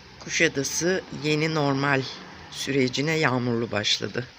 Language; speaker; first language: Turkish; native; Turkish